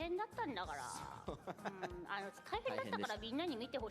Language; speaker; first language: Japanese; native; Japanese